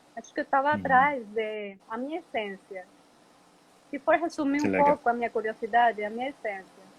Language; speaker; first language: Portuguese; non-native, fluent; Spanish